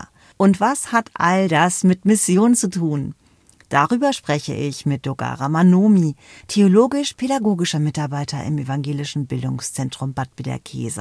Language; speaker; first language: German; native; German